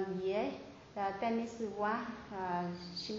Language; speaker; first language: Japanese; non-native, learner; Vietnamese